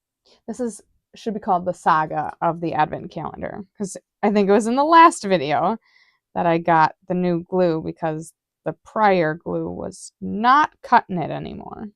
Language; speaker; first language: English; native; English